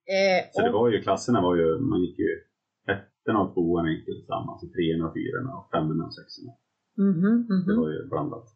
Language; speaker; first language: Swedish; native; Swedish